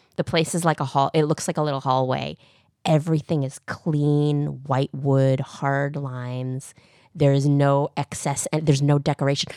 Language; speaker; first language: English; early bilingual, other home language; Korean